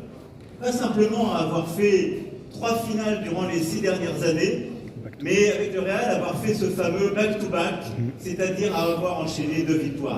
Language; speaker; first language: French; native; French